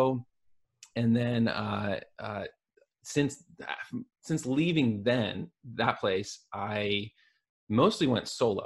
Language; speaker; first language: English; native; English